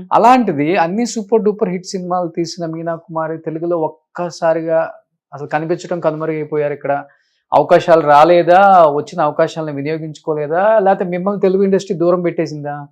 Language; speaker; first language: Telugu; native; Telugu